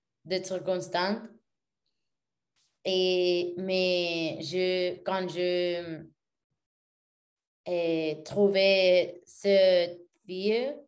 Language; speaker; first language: French; non-native, learner; Spanish